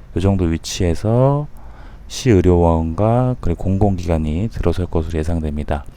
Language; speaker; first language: Korean; native; Korean